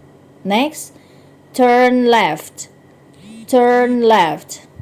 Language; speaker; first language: English; non-native, fluent; Indonesian